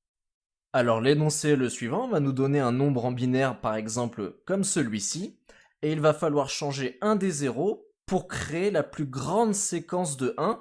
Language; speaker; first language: French; native; French